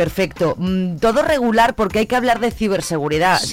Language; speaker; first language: Spanish; native; Spanish